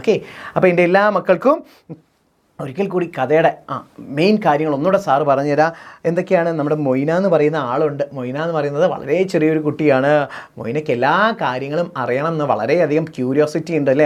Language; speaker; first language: Malayalam; native; Malayalam